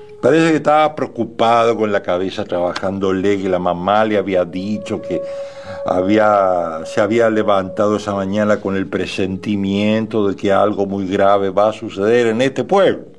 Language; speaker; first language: Spanish; native; Spanish